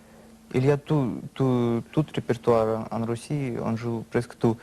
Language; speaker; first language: French; non-native, learner; Russian